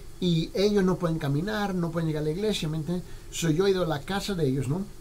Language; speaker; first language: Spanish; early bilingual, heritage; Spanish